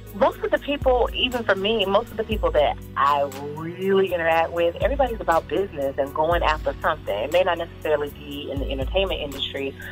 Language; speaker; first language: English; native; English